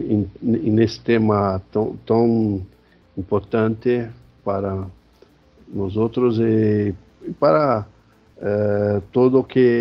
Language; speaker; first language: Portuguese; non-native, fluent; Spanish